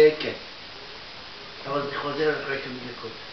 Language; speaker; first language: Hebrew; non-native, fluent; Russian